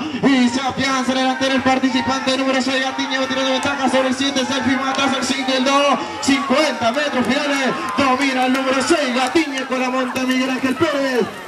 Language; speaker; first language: Spanish; native; Spanish